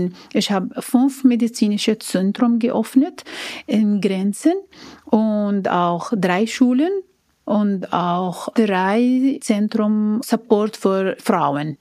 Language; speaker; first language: German; non-native, learner; Arabic